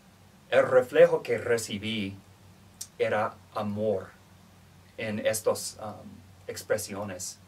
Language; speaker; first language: Spanish; non-native, fluent; English